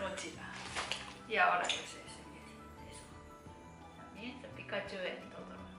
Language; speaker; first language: Spanish; non-native, learner; Japanese